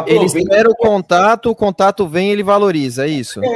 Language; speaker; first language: Portuguese; native; Portuguese